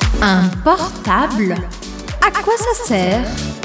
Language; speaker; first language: French; non-native, fluent; Portuguese